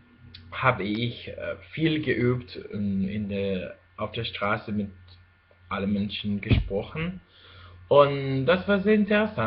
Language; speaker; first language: German; non-native, fluent; Spanish